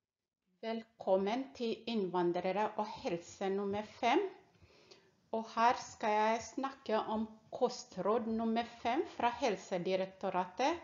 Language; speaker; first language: Norwegian; non-native, fluent; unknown